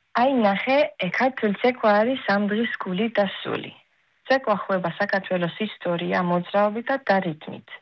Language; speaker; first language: Georgian; early bilingual, heritage; Georgian